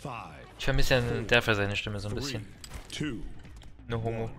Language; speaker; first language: German; native; German